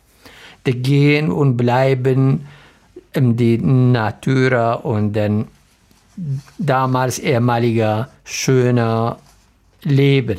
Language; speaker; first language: German; non-native, learner; Arabic